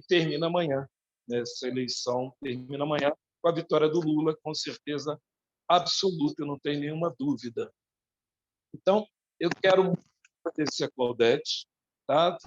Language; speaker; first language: Portuguese; native; Portuguese